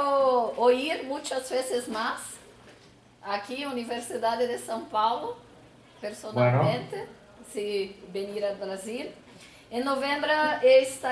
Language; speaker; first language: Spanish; non-native, learner; Portuguese